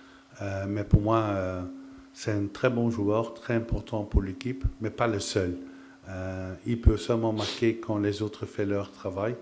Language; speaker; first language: French; non-native, fluent; Dutch